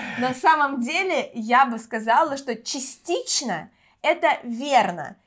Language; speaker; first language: Russian; native; Russian